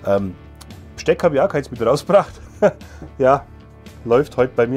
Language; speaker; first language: German; native; German